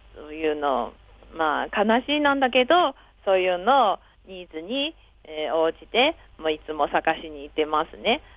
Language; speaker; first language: Japanese; non-native, fluent; Chinese